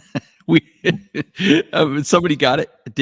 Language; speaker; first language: English; native; English